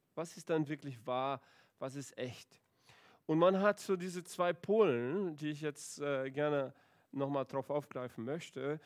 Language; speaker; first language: German; non-native, fluent; Portuguese